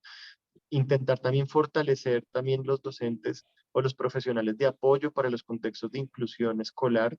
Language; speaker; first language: Spanish; native; Spanish